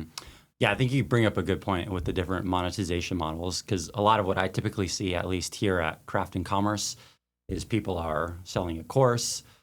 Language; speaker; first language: English; native; English